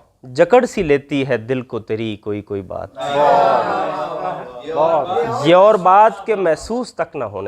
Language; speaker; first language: Urdu; native; Urdu